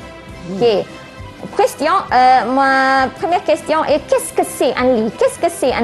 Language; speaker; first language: French; non-native, fluent; Malay